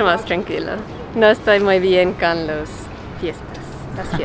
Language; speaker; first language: Spanish; non-native, fluent; English